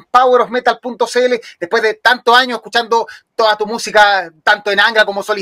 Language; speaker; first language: Spanish; native; Spanish